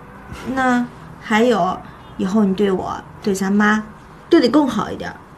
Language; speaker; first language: Chinese; native; Chinese